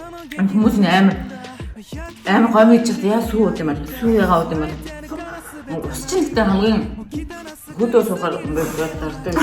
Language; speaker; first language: Mongolian; native; Mongolian